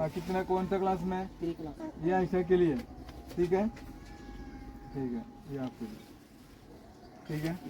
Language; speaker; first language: Hindi; non-native, local second language; Malayalam